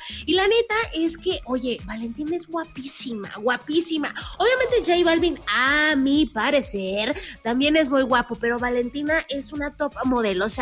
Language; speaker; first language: Spanish; native; Spanish